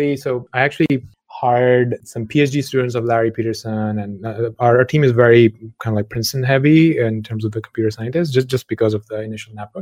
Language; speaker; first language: English; non-native, local second language; Punjabi